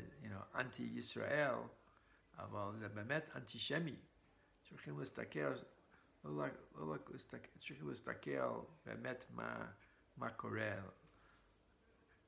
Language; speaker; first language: Hebrew; non-native, fluent; English